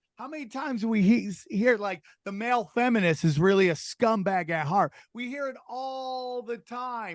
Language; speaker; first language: English; native; English